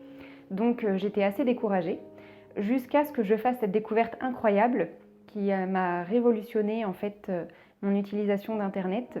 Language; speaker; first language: French; native; French